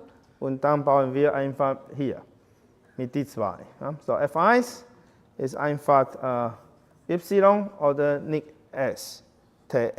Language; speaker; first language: German; non-native, learner; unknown